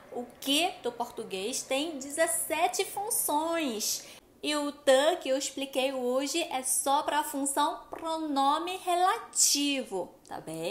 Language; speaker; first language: Portuguese; non-native, fluent; Chinese